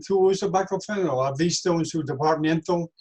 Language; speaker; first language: Spanish; non-native, learner; English